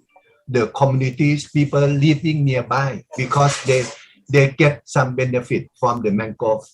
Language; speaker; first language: English; non-native, learner; Thai